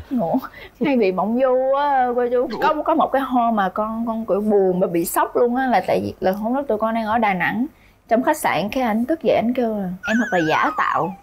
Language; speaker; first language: Vietnamese; native; Vietnamese